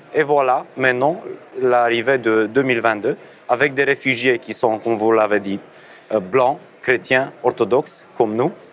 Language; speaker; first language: French; non-native, fluent; Romanian